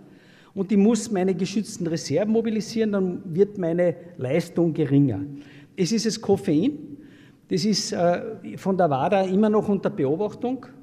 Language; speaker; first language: German; native; German